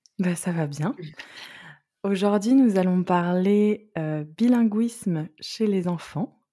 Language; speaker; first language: French; native; French